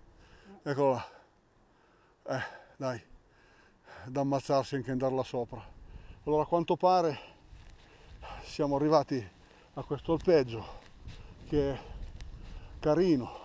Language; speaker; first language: Italian; native; Italian